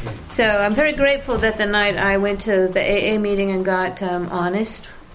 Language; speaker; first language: English; native; English